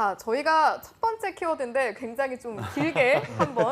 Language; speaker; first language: Korean; native; Korean